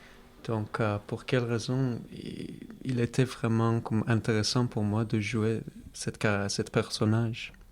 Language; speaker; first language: French; non-native, fluent; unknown